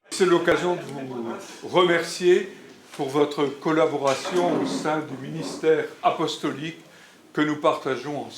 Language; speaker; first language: French; native; French